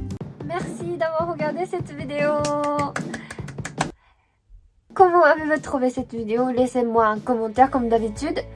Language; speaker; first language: French; non-native, fluent; Japanese